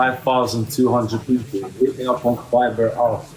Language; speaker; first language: English; early bilingual, other home language; Albanian